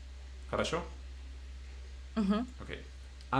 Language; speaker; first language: English; non-native, fluent; Spanish